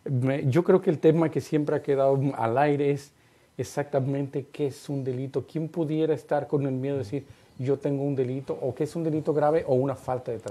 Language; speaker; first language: Spanish; native; Spanish